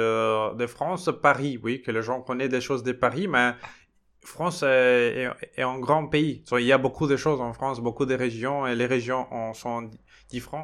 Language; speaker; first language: French; non-native, fluent; Portuguese